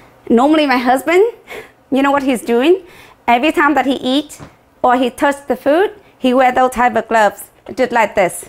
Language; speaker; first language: English; non-native, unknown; Vietnamese